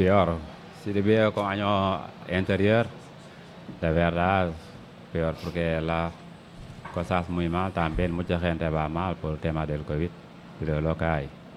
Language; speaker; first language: Spanish; non-native, learner; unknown